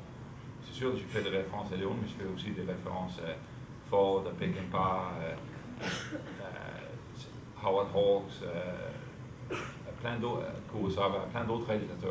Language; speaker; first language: French; non-native, fluent; Danish